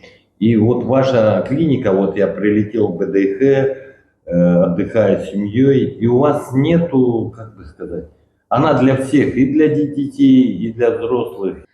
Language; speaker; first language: Russian; native; Russian